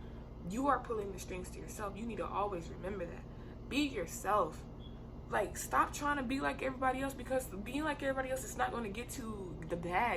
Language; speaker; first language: English; native; English